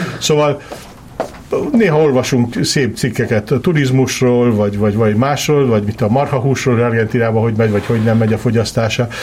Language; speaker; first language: Hungarian; early bilingual, heritage; Hungarian